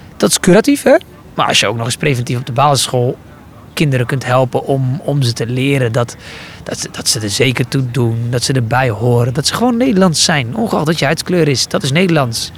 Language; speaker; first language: Dutch; early bilingual, other home language; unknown